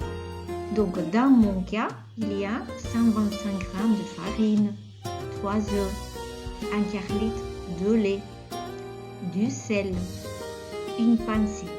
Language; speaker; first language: French; non-native, fluent; Catalan